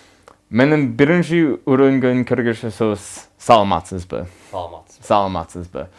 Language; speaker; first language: Kyrgyz; non-native, learner; English